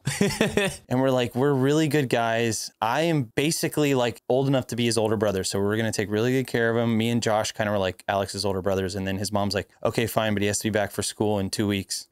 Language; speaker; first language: English; native; English